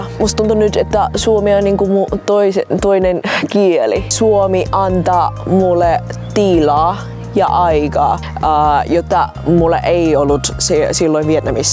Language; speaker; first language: Finnish; non-native, fluent; Vietnamese